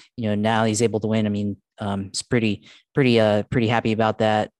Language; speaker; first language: English; early bilingual, other home language; Filipino